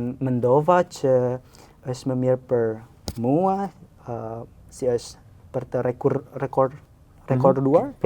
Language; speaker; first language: Albanian; non-native, learner; Indonesian